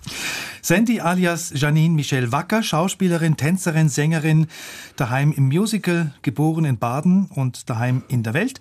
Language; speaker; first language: German; native; German